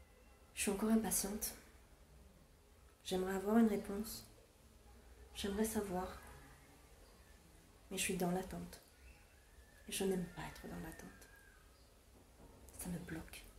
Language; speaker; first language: French; non-native, fluent; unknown